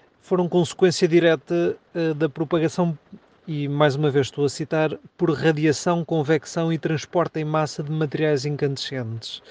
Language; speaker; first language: Portuguese; native; Portuguese